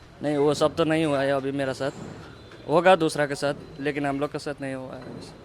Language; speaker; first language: Hindi; non-native, local second language; Nepali